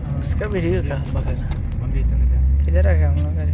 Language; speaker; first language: Hindi; non-native, learner; Bangla